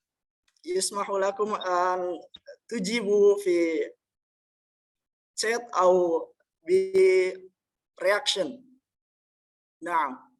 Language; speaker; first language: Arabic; non-native, fluent; Indonesian